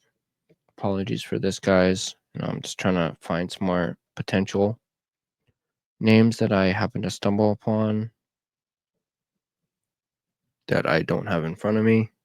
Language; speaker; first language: English; native; English